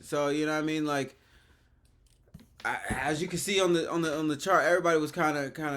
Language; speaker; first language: English; native; English